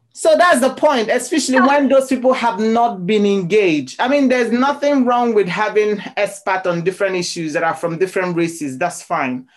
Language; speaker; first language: English; non-native, local second language; Igbo